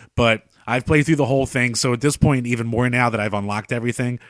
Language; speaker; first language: English; native; English